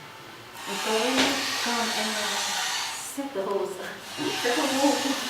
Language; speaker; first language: French; non-native, fluent; Vietnamese